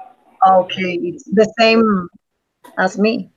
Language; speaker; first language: English; non-native, learner; Spanish